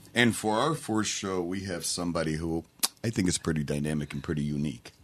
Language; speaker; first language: English; native; English